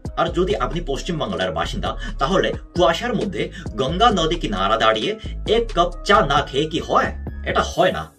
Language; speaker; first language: Bangla; non-native, fluent; Korean